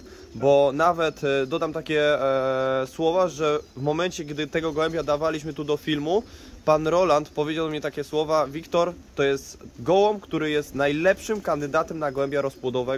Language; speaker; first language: Polish; native; Polish